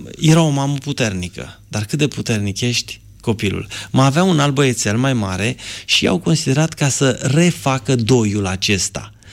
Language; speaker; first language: Romanian; native; Romanian